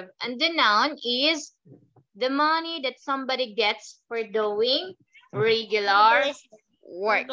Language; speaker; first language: English; non-native, fluent; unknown